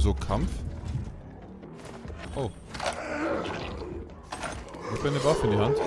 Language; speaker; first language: German; native; German